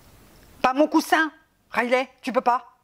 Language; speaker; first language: French; native; French